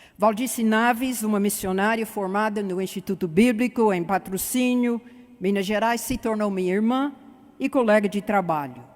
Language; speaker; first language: Portuguese; non-native, fluent; English